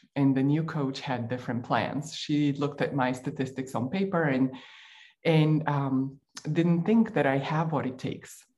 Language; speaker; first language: English; non-native, fluent; Bulgarian